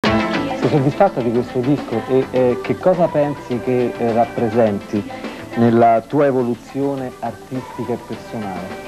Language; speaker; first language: Italian; native; Italian